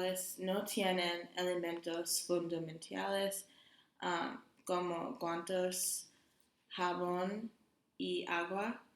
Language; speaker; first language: Spanish; non-native, learner; English